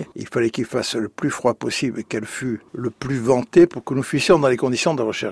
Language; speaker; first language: French; native; French